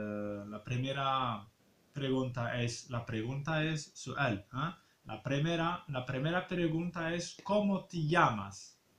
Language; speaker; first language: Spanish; non-native, fluent; Arabic